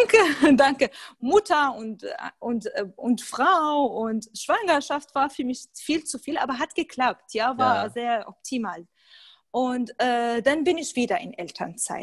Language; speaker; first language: German; non-native, fluent; Arabic